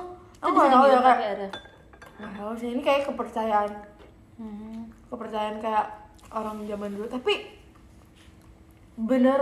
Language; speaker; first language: Indonesian; native; Indonesian